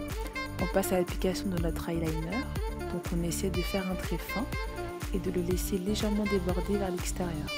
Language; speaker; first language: French; native; French